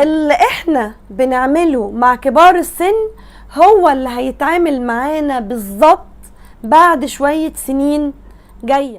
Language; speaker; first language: Arabic; native; Arabic